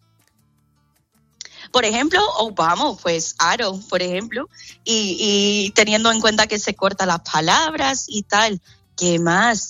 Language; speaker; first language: Spanish; non-native, fluent; English